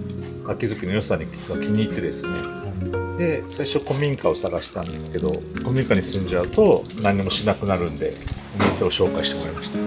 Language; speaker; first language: Japanese; native; Japanese